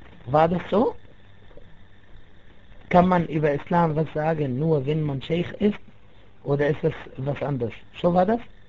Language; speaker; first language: German; non-native, fluent; Arabic